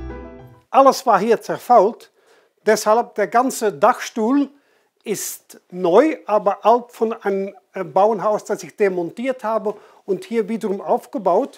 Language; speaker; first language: German; non-native, fluent; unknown